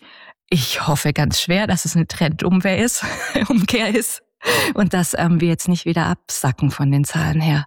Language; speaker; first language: German; native; German